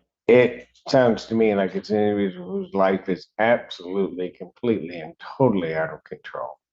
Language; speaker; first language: English; native; English